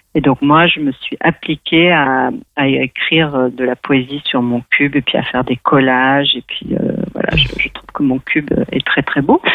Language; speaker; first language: French; non-native, fluent; Spanish